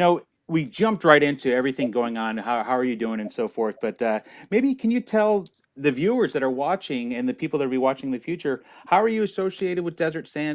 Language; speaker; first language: English; native; English